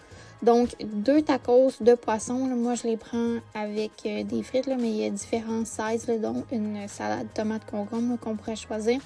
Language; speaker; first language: French; native; French